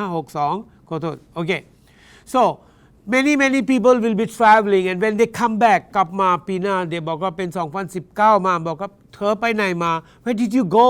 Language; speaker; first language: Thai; non-native, learner; English